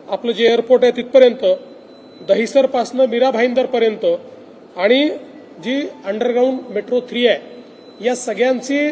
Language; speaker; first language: Marathi; native; Marathi